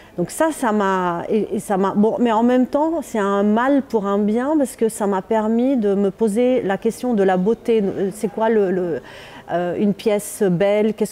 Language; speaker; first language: French; non-native, local second language; Arabic